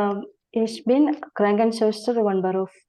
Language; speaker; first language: German; non-native, learner; Malayalam